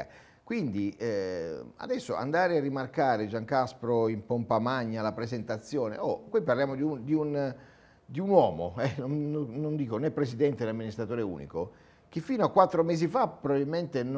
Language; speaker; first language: Italian; native; Italian